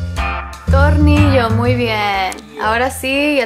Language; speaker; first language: Spanish; early bilingual, heritage; English